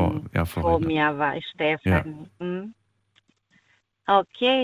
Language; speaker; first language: German; non-native, learner; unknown